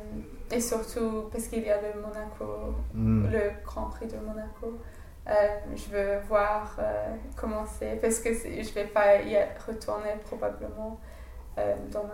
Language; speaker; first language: French; non-native, fluent; English